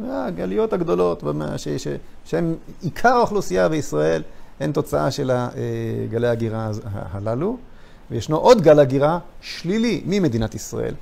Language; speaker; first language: Hebrew; native; Hebrew